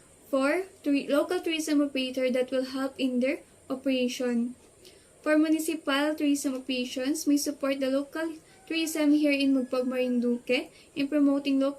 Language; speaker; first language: English; non-native, local second language; Filipino